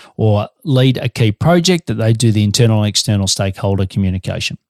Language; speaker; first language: English; native; English